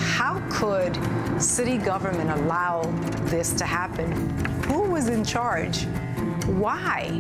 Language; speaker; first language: English; native; English